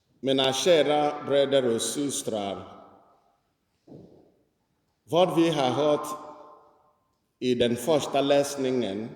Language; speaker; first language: Swedish; non-native, fluent; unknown